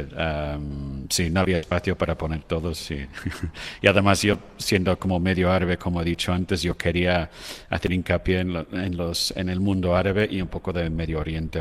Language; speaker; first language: Spanish; non-native, fluent; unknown